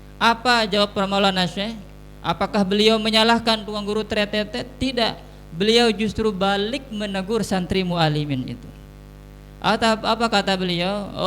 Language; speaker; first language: Indonesian; non-native, local second language; Sasak